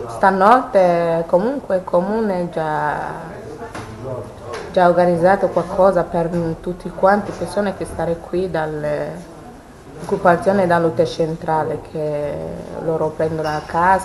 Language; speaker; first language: Italian; non-native, learner; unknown